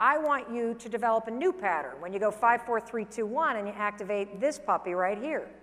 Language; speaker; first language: English; native; English